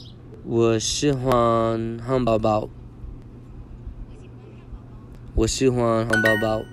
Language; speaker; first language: Chinese; non-native, learner; English